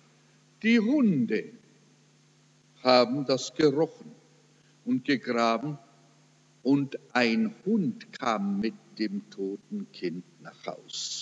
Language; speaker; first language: German; early bilingual, heritage; German